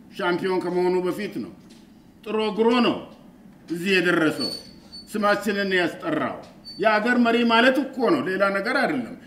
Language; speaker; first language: Amharic; native; Amharic